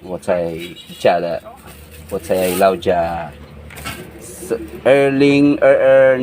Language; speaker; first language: Chinese; non-native, learner; Filipino